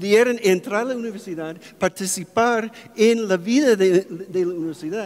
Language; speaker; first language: Spanish; non-native, fluent; English